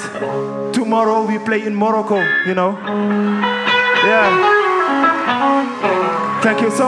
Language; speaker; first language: English; non-native, learner; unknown